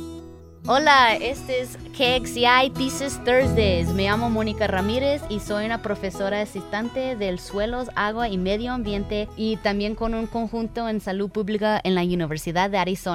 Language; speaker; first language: Spanish; early bilingual, heritage; Spanish